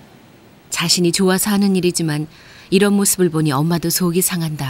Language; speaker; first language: Korean; native; Korean